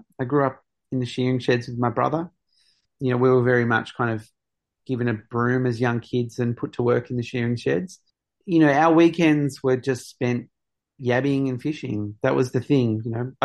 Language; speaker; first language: English; native; English